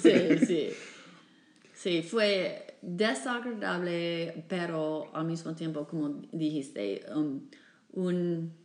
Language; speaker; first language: Spanish; non-native, fluent; English